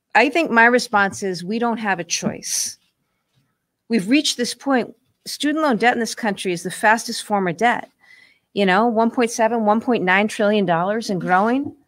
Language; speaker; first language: English; native; English